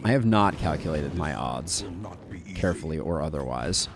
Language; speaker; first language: English; native; English